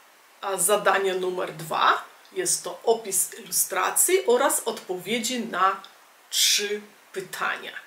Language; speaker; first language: Polish; native; Polish